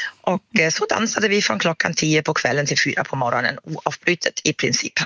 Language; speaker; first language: Swedish; non-native, fluent; German